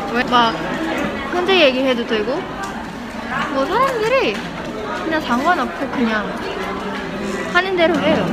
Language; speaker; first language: Korean; non-native, learner; Filipino